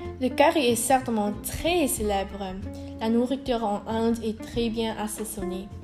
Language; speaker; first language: French; non-native, learner; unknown